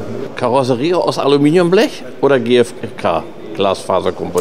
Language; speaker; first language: German; native; German